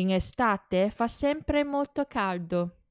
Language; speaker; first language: Italian; non-native, fluent; Chinese